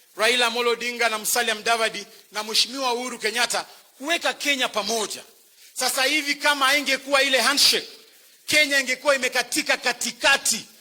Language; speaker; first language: Swahili; non-native, local second language; Luyia